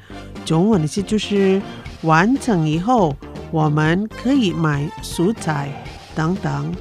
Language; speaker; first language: Chinese; non-native, fluent; Indonesian